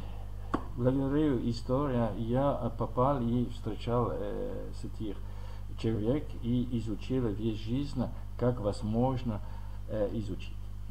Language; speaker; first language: Russian; non-native, learner; French